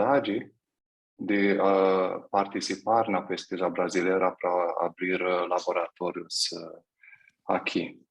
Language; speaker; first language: Portuguese; non-native, fluent; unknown